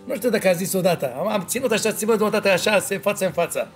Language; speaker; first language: Romanian; non-native, fluent; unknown